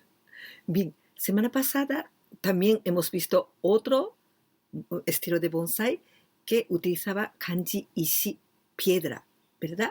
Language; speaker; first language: Spanish; non-native, fluent; Japanese